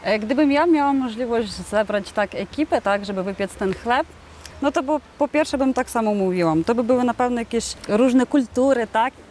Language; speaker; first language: Polish; non-native, fluent; Ukrainian